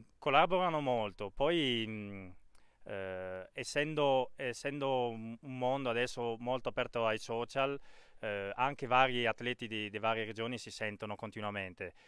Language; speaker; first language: Italian; native; Italian